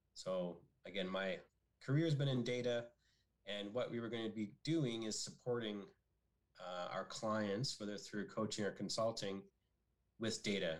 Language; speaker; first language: English; native; English